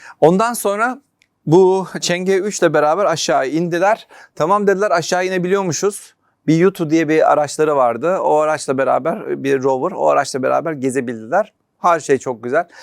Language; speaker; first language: Turkish; native; Turkish